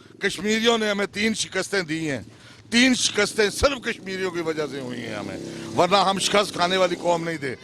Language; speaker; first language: Urdu; non-native, local second language; Punjabi